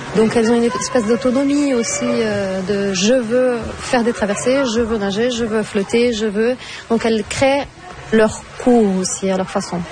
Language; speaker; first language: French; non-native, fluent; Portuguese